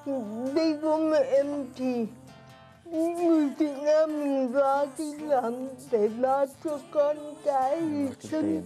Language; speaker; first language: Vietnamese; early bilingual, heritage; Vietnamese